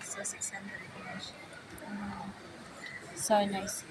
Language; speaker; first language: English; non-native, local second language; Filipino